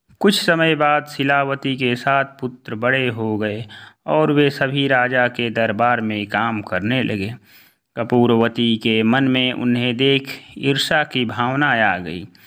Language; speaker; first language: Hindi; native; Hindi